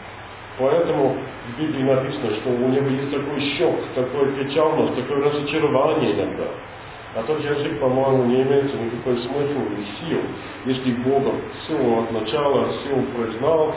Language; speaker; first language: Russian; non-native, learner; English